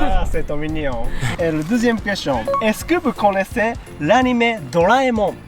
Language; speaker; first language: French; non-native, learner; Japanese